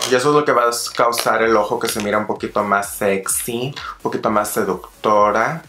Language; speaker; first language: Spanish; early bilingual, heritage; Spanish